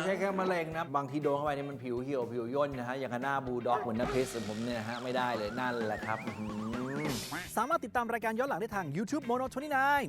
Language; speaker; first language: Thai; native; Thai